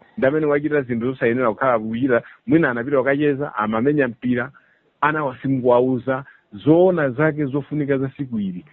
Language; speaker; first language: Nyanja; native; Nyanja